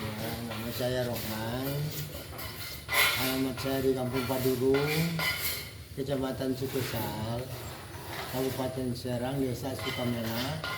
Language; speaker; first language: Indonesian; non-native, local second language; Sundanese